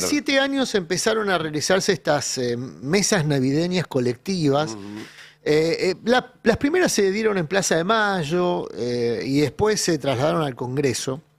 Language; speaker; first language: Spanish; native; Spanish